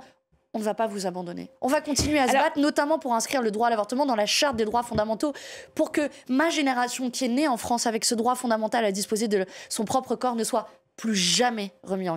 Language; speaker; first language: French; native; French